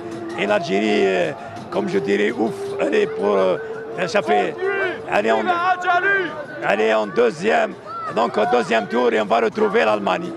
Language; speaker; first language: French; non-native, local second language; Arabic